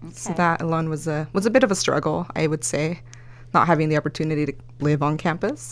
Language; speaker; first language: English; early bilingual, other home language; Spanish